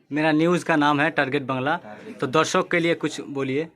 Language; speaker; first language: Hindi; non-native, local second language; Bangla